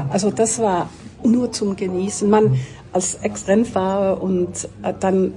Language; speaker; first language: German; non-native, local second language; French